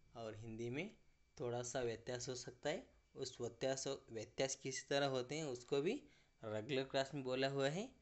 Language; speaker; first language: Hindi; non-native, local second language; Kannada